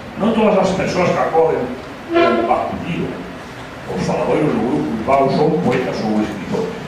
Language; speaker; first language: Galician; non-native, fluent; Spanish